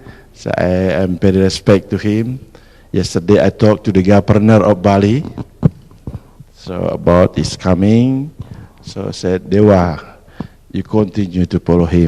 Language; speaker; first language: English; non-native, fluent; Indonesian